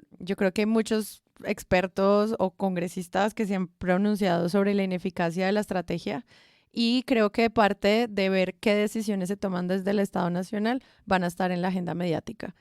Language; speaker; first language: Spanish; native; Spanish